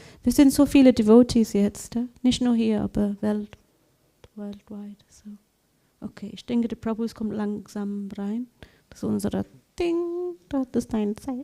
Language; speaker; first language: German; non-native, learner; English